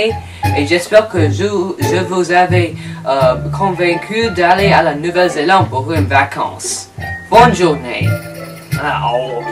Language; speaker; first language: French; non-native, learner; English